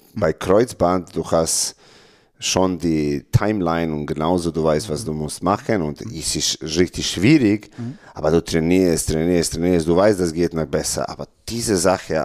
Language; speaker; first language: German; non-native, learner; Serbian